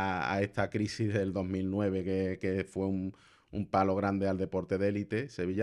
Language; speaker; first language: Spanish; native; Spanish